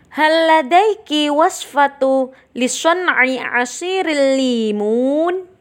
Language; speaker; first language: Arabic; non-native, learner; Indonesian